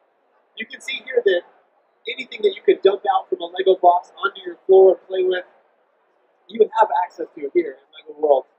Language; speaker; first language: English; native; English